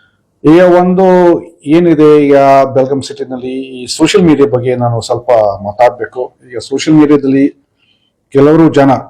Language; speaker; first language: Kannada; non-native, fluent; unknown